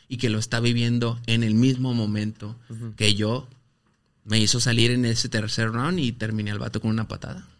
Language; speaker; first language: Spanish; native; Spanish